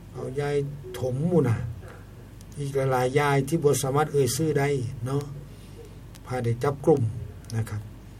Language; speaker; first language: Thai; native; Thai